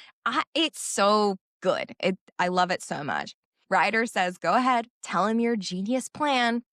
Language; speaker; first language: English; native; English